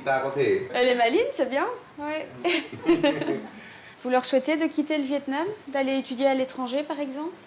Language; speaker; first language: French; native; French